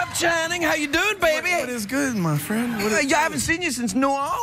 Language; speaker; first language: English; native; English